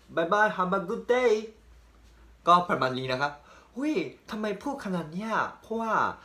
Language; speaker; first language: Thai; non-native, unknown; Japanese